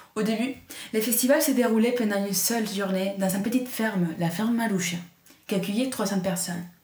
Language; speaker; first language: French; non-native, fluent; Spanish